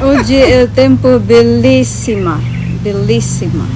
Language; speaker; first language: Italian; non-native, learner; Cebuano